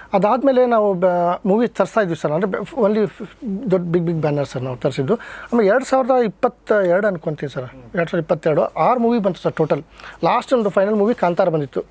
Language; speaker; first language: Kannada; native; Kannada